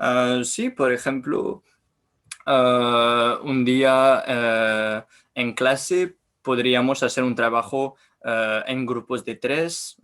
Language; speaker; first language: Spanish; non-native, learner; French